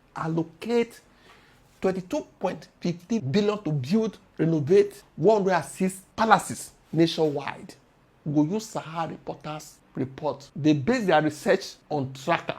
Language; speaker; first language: Nigerian Pidgin; native; Nigerian Pidgin